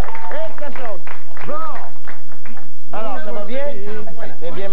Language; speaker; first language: French; native; French